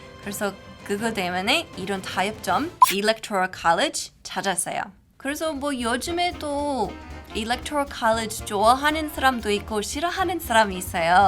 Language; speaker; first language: Korean; non-native, fluent; English